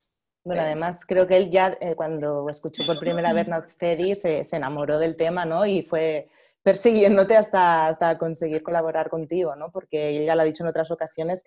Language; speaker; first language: Spanish; native; Spanish